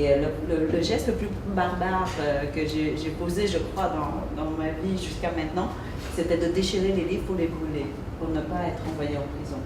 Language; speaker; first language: French; early bilingual, other home language; Vietnamese